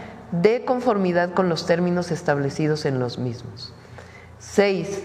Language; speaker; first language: Spanish; native; Spanish